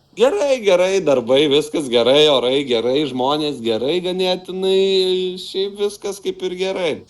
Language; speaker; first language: Lithuanian; native; Lithuanian